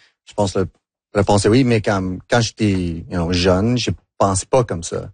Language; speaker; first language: French; non-native, local second language; English